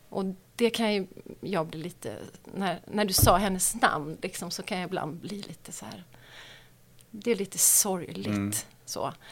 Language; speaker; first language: Swedish; native; Swedish